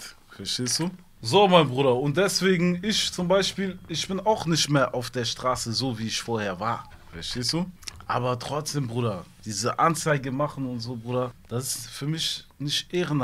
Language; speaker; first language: German; early bilingual, other home language; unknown